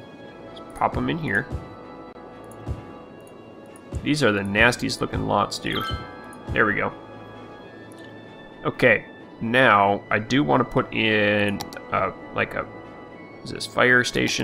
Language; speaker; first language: English; native; English